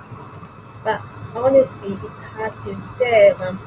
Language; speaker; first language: English; non-native, learner; Japanese